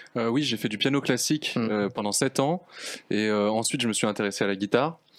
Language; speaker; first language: French; native; French